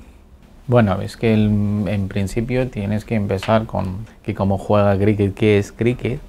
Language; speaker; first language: Spanish; non-native, learner; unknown